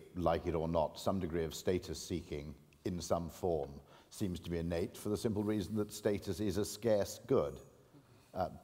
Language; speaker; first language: English; native; English